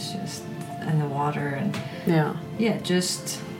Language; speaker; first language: English; early bilingual, other home language; Icelandic